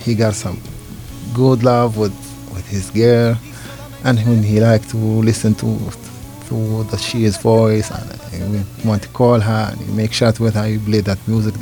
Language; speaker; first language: English; non-native, learner; Arabic